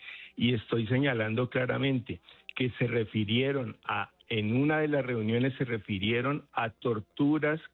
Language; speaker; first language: Spanish; native; Spanish